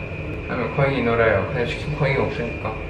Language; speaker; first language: Korean; non-native, fluent; Thai